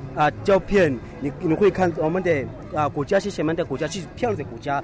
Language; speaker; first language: Chinese; non-native, fluent; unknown